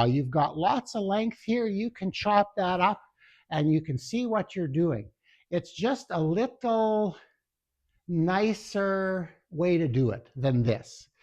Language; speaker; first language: English; native; English